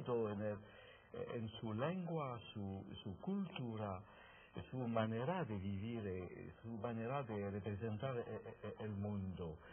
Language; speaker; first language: Spanish; non-native, fluent; French